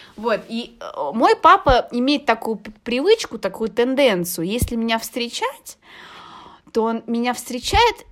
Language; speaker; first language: Russian; non-native, fluent; Arabic